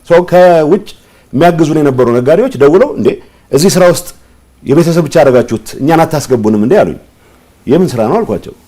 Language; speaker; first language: Amharic; non-native, local second language; Tigrinya